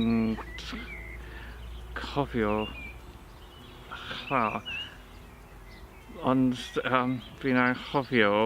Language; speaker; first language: Welsh; non-native, learner; English